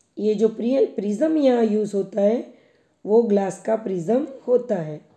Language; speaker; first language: Hindi; non-native, local second language; Gujarati